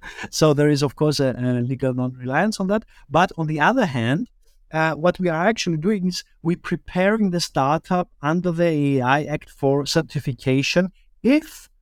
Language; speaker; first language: English; early bilingual, other home language; German